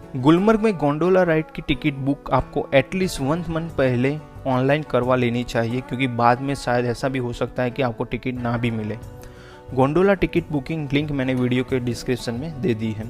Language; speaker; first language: Hindi; native; Hindi